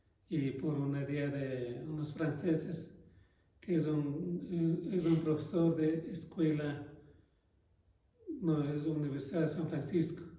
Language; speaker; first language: Spanish; non-native, local second language; Quechua